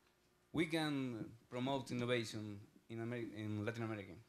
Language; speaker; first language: English; non-native, learner; Spanish